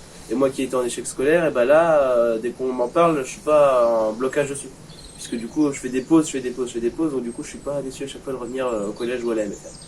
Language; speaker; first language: French; native; French